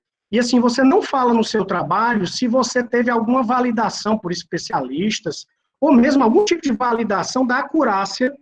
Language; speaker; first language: Portuguese; native; Portuguese